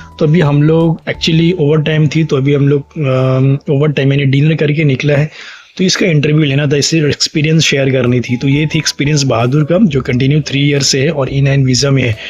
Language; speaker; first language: Hindi; native; Hindi